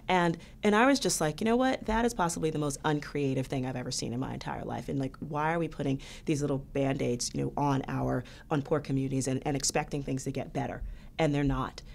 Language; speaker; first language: English; native; English